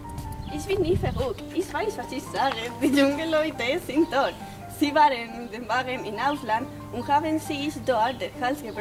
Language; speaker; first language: German; non-native, learner; Spanish